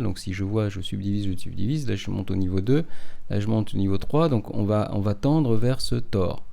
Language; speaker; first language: French; native; French